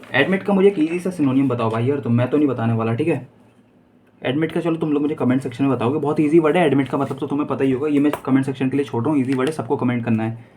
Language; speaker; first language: Hindi; native; Hindi